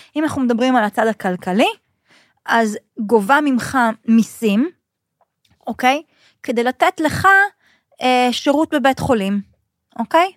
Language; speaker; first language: Hebrew; native; Hebrew